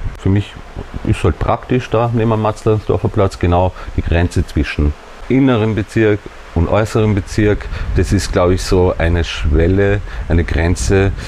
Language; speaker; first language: German; native; German